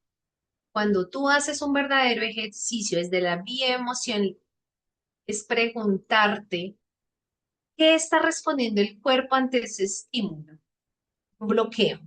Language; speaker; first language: Spanish; native; Spanish